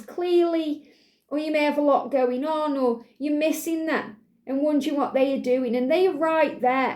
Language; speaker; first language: English; native; English